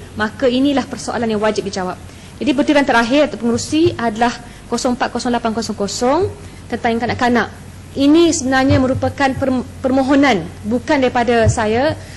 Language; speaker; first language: Malay; native; Malay